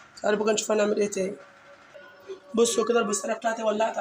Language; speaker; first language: Arabic; native; Arabic